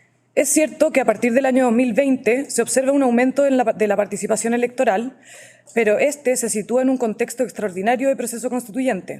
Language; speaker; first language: Spanish; native; Spanish